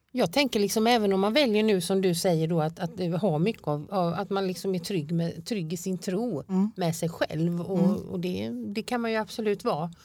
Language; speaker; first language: Swedish; native; Swedish